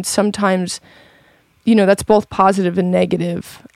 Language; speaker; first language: English; native; English